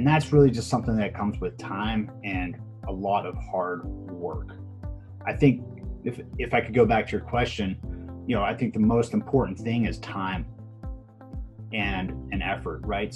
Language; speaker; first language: English; native; English